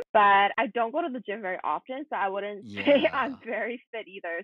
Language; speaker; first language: English; native; English